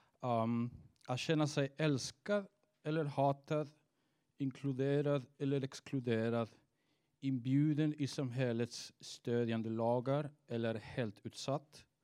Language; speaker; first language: Swedish; non-native, fluent; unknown